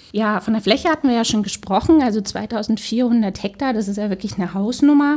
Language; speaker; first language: German; native; German